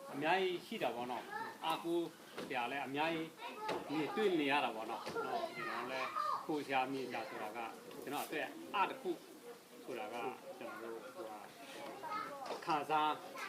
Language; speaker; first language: Burmese; non-native, local second language; Western Kayah